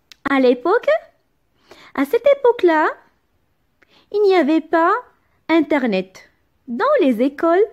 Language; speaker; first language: French; non-native, local second language; Arabic